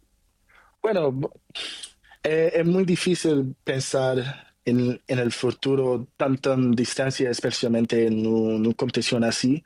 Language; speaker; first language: Spanish; non-native, learner; Portuguese